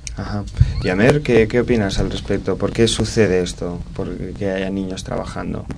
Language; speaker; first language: Spanish; native; Spanish